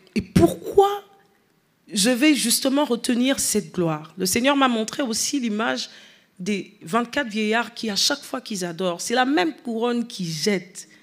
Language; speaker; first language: French; non-native, local second language; Lingala